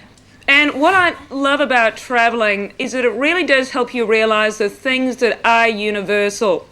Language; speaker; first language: English; native; English